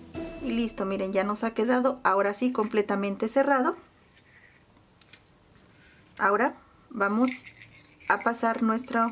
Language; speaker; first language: Spanish; native; Spanish